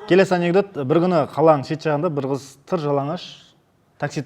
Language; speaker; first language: Kazakh; native; Kazakh